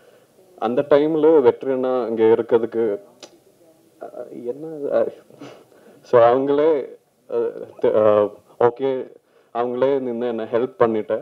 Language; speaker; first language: Tamil; non-native, learner; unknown